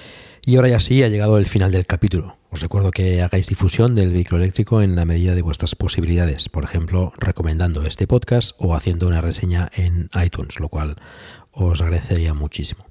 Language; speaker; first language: Spanish; native; Spanish